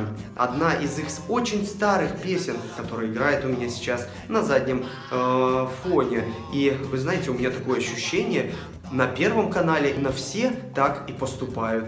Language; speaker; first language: Russian; native; Russian